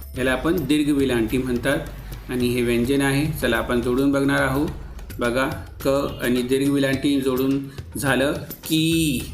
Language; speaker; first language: Marathi; non-native, local second language; Urdu